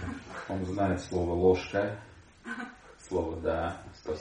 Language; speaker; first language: Russian; native; Russian